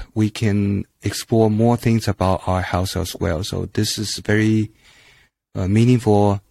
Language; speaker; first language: English; non-native, fluent; Chinese